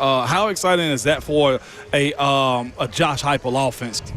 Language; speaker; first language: English; native; English